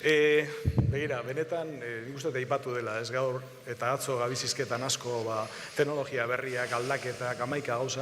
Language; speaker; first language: Basque; native; Basque